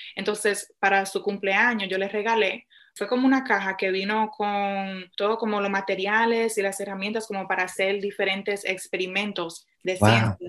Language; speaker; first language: Spanish; early bilingual, heritage; Spanish